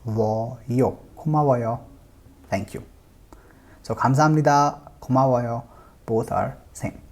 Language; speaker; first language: Korean; non-native, fluent; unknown